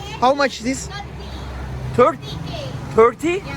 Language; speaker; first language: English; non-native, learner; Turkish